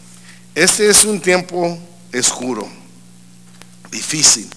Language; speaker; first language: Spanish; early bilingual, heritage; English